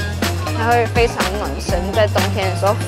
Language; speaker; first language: Chinese; native; Chinese